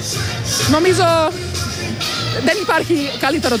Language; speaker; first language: Greek; non-native, fluent; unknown